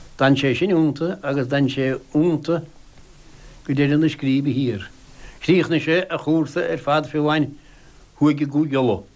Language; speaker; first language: Irish; native; Irish